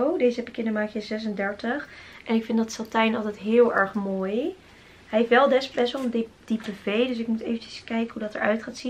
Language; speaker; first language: Dutch; native; Dutch